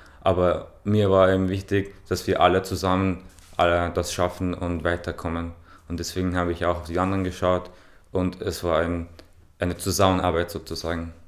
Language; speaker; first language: German; non-native, fluent; Persian